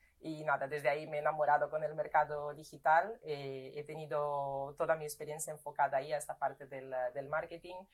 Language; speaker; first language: Spanish; non-native, fluent; Portuguese